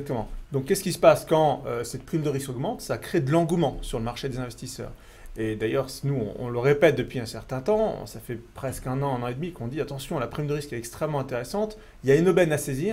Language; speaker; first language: French; native; French